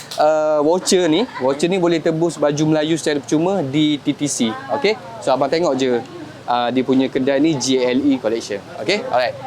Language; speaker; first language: Malay; native; Malay